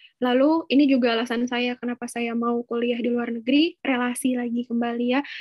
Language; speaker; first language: Indonesian; native; Indonesian